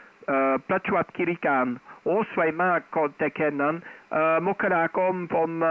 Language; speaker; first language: Thai; non-native, fluent; Dutch